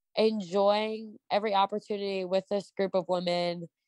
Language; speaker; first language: English; native; English